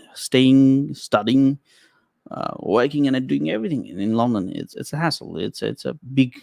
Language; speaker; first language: English; non-native, local second language; Nepali